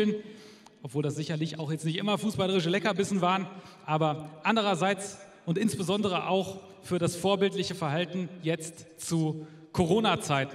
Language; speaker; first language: German; native; German